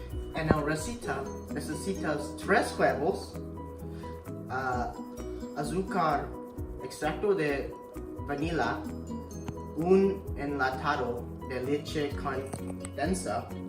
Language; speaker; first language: Spanish; non-native, learner; English